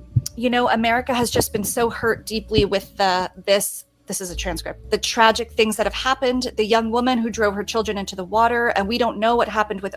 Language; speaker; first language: English; native; English